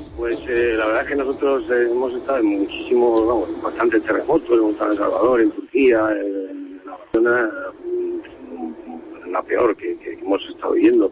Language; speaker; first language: Spanish; native; Spanish